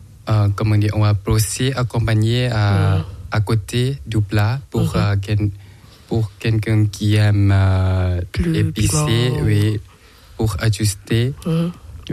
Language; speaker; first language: French; non-native, learner; Thai